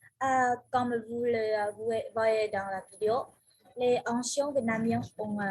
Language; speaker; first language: French; non-native, learner; Vietnamese